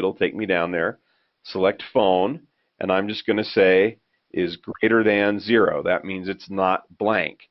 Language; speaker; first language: English; native; English